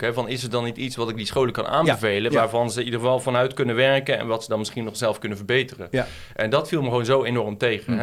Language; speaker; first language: Dutch; native; Dutch